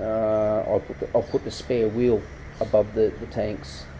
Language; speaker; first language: English; native; English